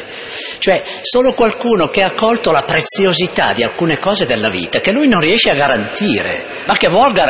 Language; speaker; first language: Italian; native; Italian